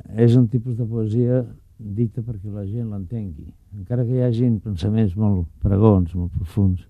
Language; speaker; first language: Catalan; non-native, local second language; Spanish